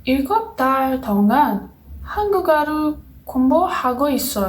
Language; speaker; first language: Korean; non-native, learner; Portuguese